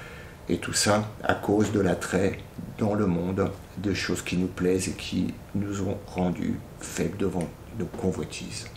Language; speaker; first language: French; native; French